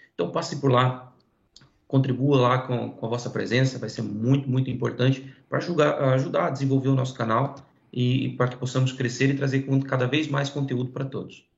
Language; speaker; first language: Portuguese; native; Portuguese